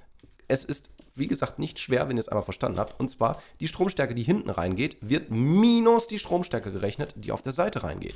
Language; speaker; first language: German; native; German